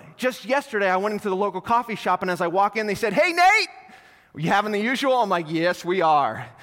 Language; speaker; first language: English; native; English